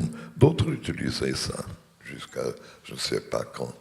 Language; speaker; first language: French; non-native, fluent; Portuguese